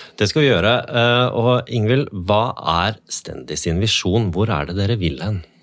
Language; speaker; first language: Norwegian; native; Norwegian